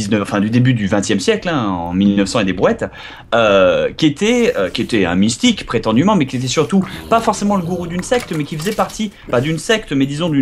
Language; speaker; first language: French; native; French